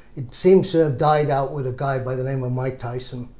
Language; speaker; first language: English; native; English